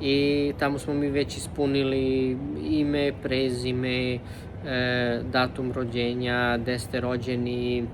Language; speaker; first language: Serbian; early bilingual, heritage; Serbian